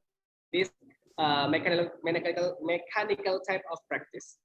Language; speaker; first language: English; non-native, learner; Indonesian